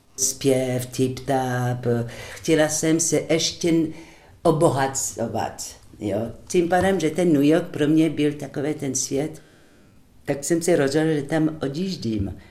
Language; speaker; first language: Czech; non-native, fluent; French